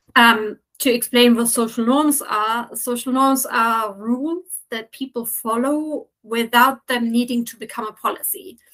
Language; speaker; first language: English; non-native, fluent; German